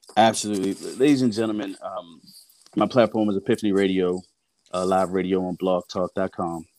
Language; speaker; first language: English; native; English